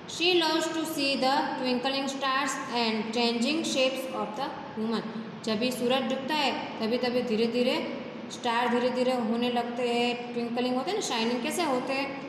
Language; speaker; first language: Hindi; non-native, local second language; Gujarati